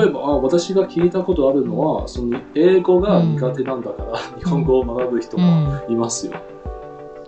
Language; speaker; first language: Japanese; non-native, fluent; Chinese